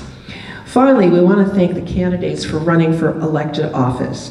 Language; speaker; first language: English; native; English